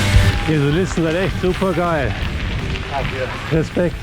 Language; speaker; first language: German; native; German